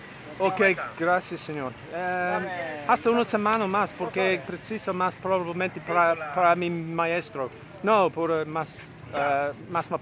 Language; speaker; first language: Spanish; non-native, learner; English